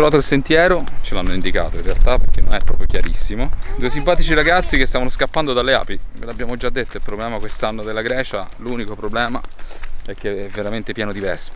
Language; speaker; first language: Italian; native; Italian